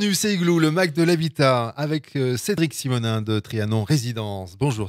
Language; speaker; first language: French; native; French